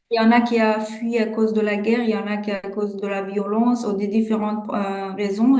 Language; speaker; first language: French; non-native, fluent; Persian